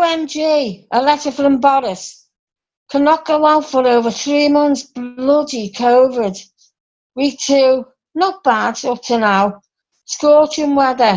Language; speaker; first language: English; native; English